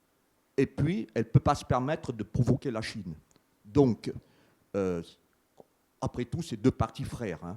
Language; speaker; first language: French; native; French